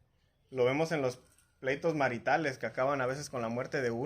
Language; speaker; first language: Spanish; native; Spanish